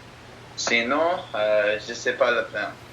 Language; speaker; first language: French; non-native, learner; English